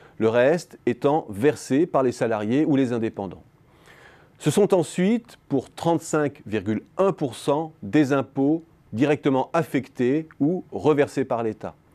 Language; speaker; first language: French; native; French